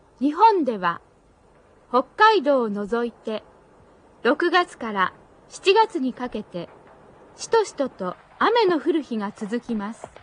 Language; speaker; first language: Japanese; native; Japanese